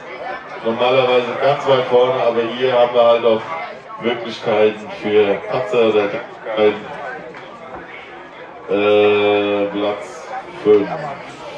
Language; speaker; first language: German; native; German